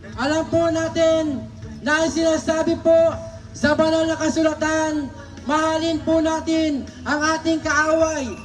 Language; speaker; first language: Filipino; native; Filipino